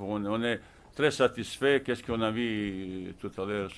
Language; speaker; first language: French; non-native, fluent; Bosnian